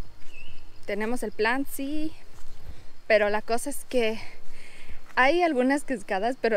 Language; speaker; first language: Spanish; native; Spanish